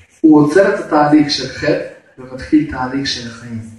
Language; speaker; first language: Hebrew; non-native, fluent; Russian